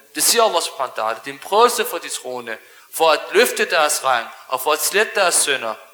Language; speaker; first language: Danish; early bilingual, other home language; Arabic